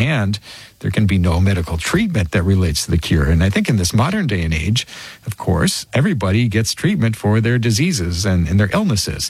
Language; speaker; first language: English; native; English